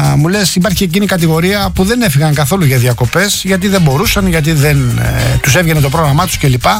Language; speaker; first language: Greek; native; Greek